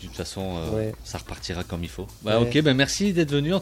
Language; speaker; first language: French; native; French